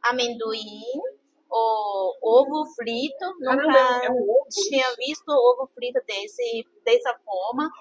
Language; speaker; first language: Portuguese; non-native, fluent; Chinese